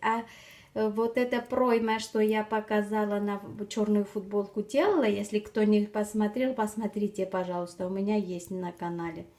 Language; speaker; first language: Russian; non-native, fluent; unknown